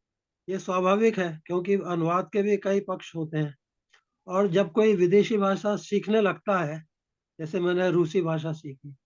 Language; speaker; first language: Hindi; native; Hindi